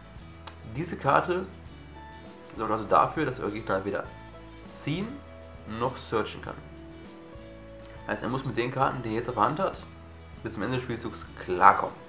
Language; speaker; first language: German; native; German